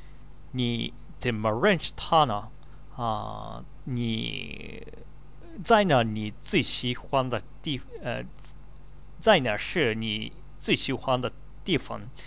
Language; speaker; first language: Chinese; non-native, learner; Japanese